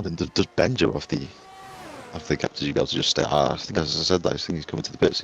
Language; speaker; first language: English; native; English